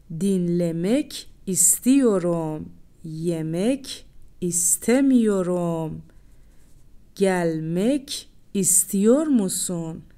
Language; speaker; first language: Turkish; non-native, fluent; Persian